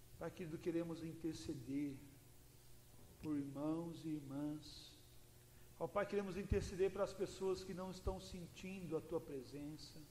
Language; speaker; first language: Portuguese; native; Portuguese